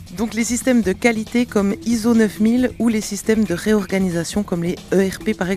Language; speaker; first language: French; native; French